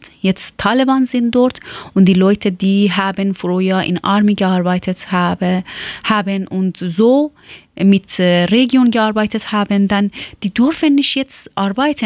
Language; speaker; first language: German; non-native, learner; Persian